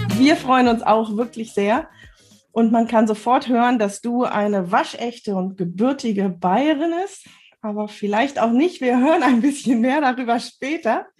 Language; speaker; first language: German; native; German